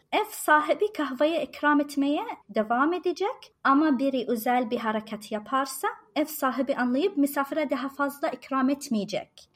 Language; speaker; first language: Turkish; non-native, fluent; Arabic